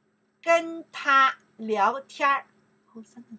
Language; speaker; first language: Chinese; non-native, learner; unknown